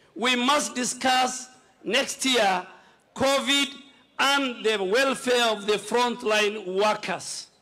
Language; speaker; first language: English; non-native, local second language; Somali